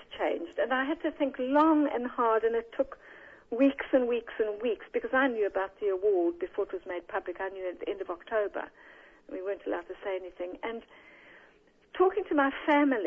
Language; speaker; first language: English; native; English